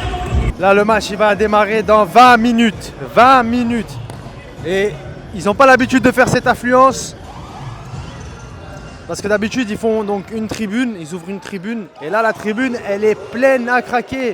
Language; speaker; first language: French; native; French